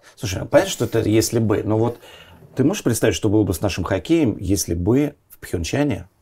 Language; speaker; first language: Russian; native; Russian